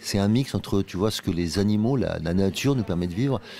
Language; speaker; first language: French; native; French